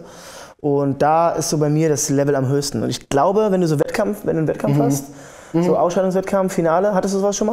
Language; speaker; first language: German; native; German